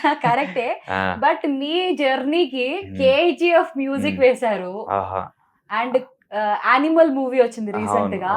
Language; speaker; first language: Telugu; native; Telugu